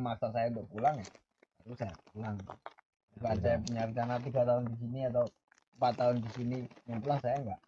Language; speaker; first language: Indonesian; native; Indonesian